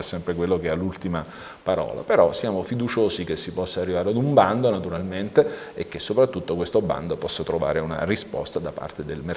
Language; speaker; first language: Italian; native; Italian